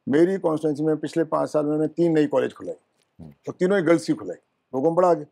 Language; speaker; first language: Hindi; native; Hindi